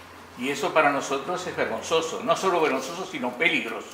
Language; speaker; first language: Spanish; native; Spanish